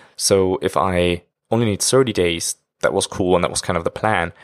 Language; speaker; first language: English; non-native, fluent; German